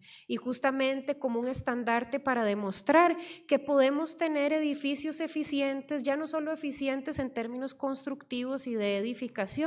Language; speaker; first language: Spanish; native; Spanish